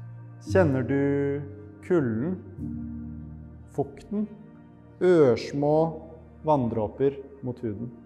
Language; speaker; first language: Norwegian; native; Norwegian